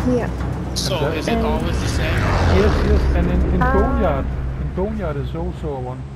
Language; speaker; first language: English; early bilingual, other home language; Turkish